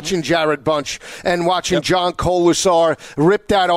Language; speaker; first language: English; native; English